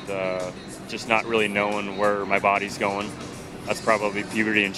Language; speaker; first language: English; native; English